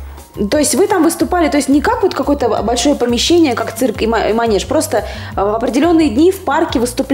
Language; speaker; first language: Russian; native; Russian